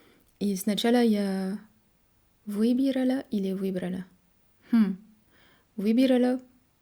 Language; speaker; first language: Russian; non-native, learner; French